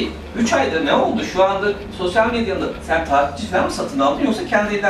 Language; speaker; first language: Turkish; native; Turkish